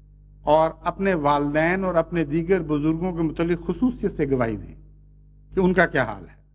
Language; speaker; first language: Urdu; native; Urdu